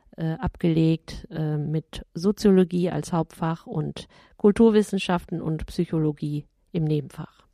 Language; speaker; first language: German; native; German